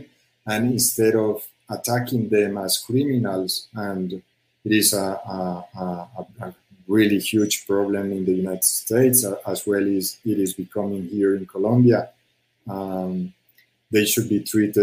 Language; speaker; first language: English; non-native, fluent; Spanish